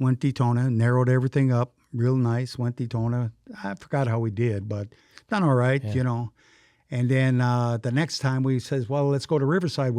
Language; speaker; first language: English; native; English